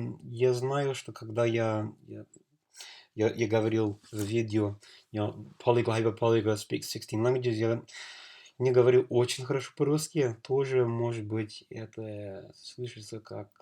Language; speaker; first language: Russian; non-native, learner; English